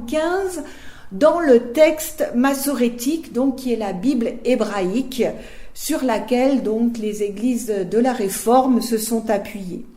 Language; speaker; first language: French; native; French